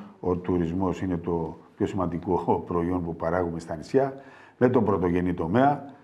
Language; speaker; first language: Greek; native; Greek